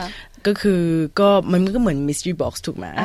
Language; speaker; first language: Thai; early bilingual, heritage; Thai